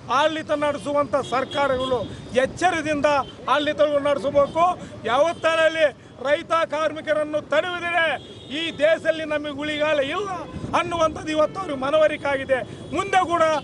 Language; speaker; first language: Kannada; native; Kannada